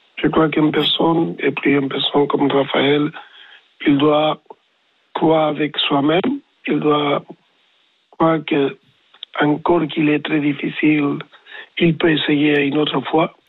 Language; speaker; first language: French; non-native, learner; Spanish